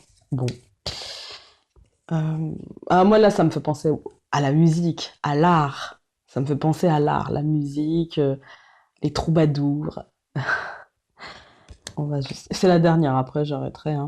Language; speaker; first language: French; native; French